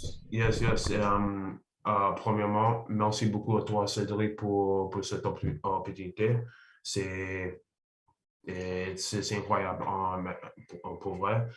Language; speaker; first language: French; non-native, learner; English